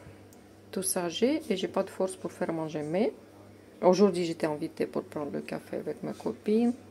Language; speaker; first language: French; non-native, fluent; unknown